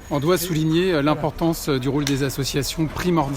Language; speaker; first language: French; native; French